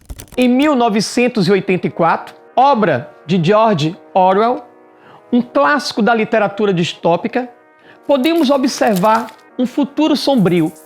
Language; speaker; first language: Portuguese; native; Portuguese